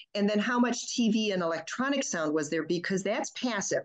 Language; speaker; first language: English; early bilingual, other home language; German